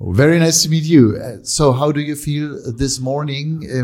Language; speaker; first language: English; non-native, fluent; German